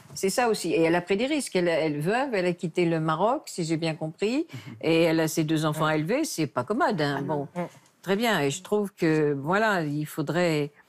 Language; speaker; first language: French; native; French